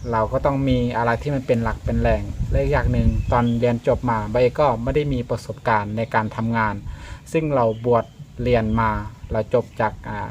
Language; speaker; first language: Thai; native; Thai